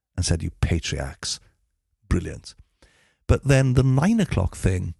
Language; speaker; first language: English; native; English